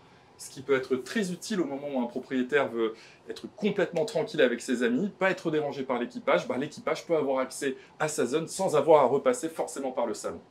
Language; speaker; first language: French; native; French